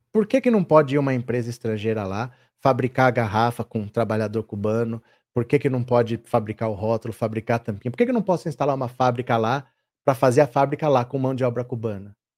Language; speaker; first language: Portuguese; native; Portuguese